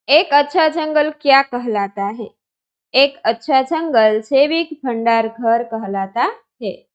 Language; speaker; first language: Hindi; non-native, local second language; Gujarati